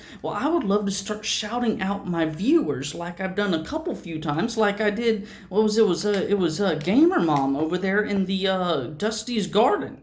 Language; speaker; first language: English; native; English